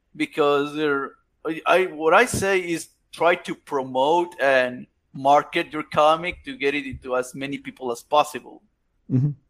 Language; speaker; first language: English; non-native, fluent; Spanish